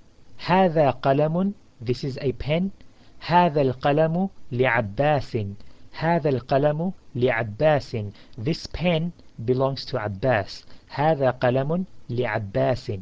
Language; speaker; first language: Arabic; non-native, fluent; English